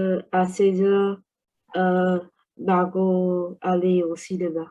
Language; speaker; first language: French; non-native, learner; Vietnamese